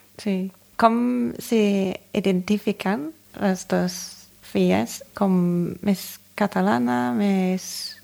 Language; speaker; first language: Catalan; non-native, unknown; English